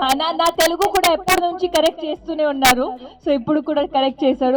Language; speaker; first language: Telugu; non-native, learner; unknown